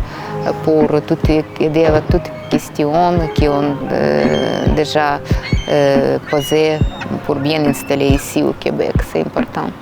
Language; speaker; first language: French; non-native, fluent; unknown